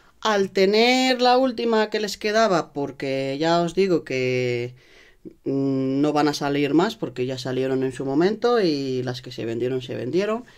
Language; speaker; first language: Spanish; native; Spanish